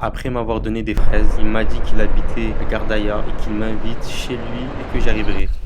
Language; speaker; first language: French; native; French